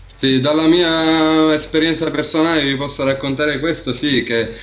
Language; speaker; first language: Italian; early bilingual, other home language; Arabic